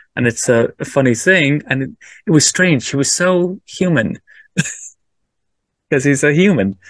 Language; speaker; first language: English; native; English